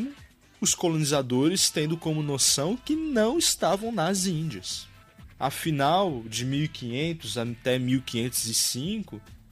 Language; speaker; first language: Portuguese; native; Portuguese